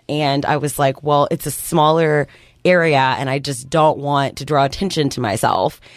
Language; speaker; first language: English; native; English